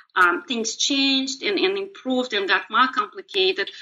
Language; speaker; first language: English; non-native, fluent; Russian